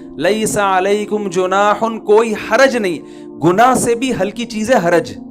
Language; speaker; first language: Urdu; native; Urdu